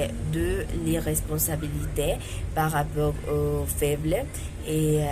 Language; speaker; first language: French; non-native, learner; Spanish